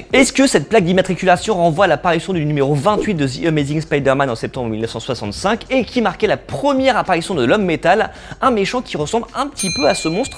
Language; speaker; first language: French; native; French